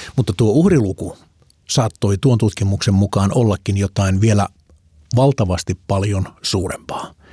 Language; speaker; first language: Finnish; native; Finnish